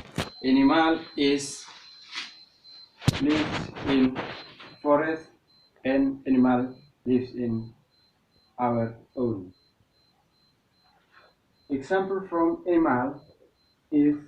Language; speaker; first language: English; non-native, learner; Indonesian